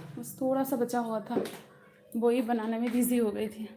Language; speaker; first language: Hindi; non-native, local second language; Bangla